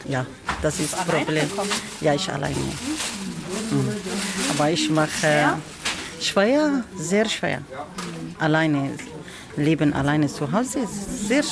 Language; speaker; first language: German; non-native, learner; Arabic